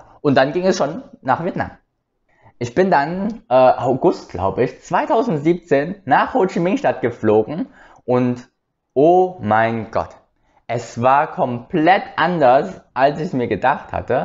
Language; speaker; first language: German; early bilingual, other home language; Vietnamese